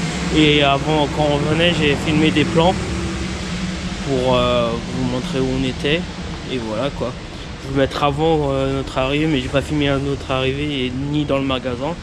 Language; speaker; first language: French; native; French